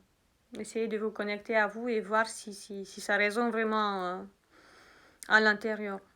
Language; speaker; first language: French; native; French